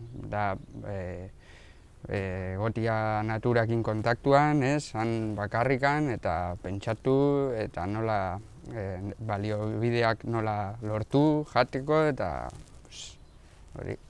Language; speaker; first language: Basque; non-native, local second language; Spanish